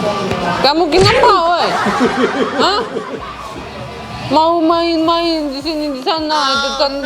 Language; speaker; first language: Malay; non-native, learner; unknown